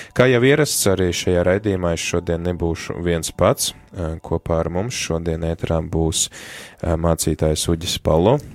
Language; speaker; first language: Latvian; native; Latvian